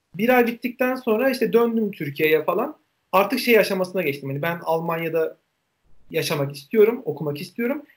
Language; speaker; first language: Turkish; native; Turkish